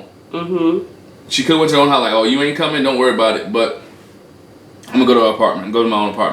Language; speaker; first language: English; native; English